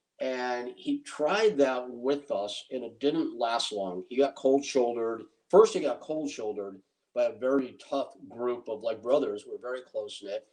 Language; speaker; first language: English; native; English